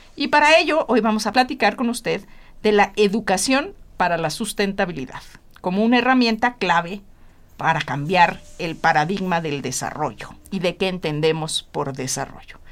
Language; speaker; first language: Spanish; native; Spanish